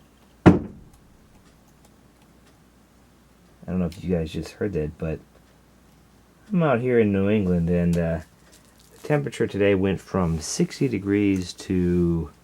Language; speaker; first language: English; native; English